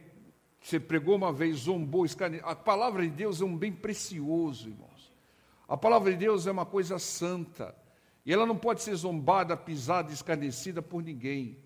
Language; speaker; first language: Portuguese; native; Portuguese